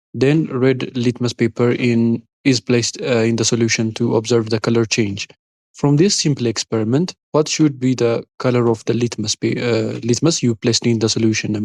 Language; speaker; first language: English; non-native, local second language; Amharic